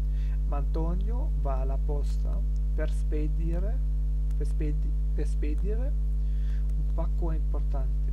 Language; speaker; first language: Italian; non-native, learner; German